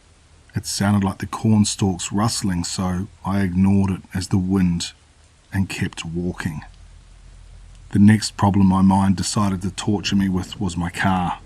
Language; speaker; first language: English; native; English